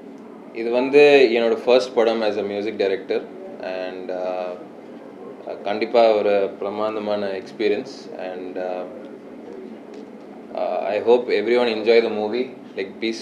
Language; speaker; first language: Tamil; non-native, learner; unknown